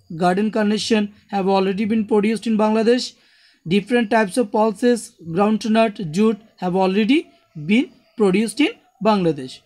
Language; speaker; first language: English; non-native, local second language; Bangla